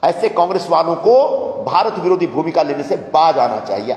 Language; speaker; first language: Hindi; non-native, local second language; Marathi